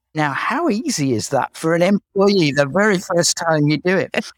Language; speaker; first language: English; native; English